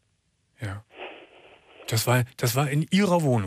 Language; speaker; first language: German; native; German